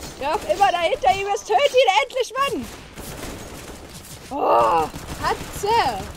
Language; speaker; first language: German; native; German